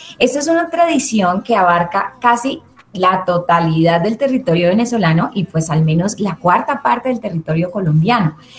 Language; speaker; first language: Spanish; native; Spanish